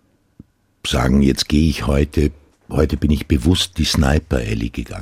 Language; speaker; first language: German; non-native, local second language; Croatian